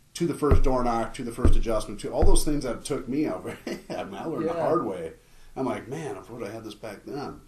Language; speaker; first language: English; native; English